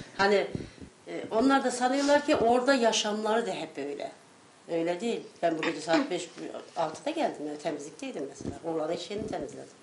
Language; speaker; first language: Turkish; native; Turkish